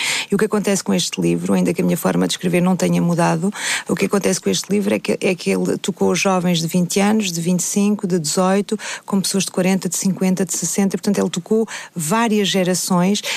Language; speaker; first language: Portuguese; native; Portuguese